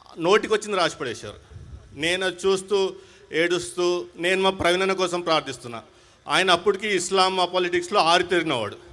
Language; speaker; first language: Telugu; non-native, local second language; Urdu